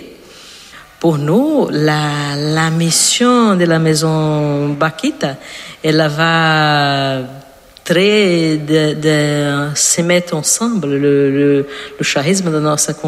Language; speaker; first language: French; non-native, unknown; Portuguese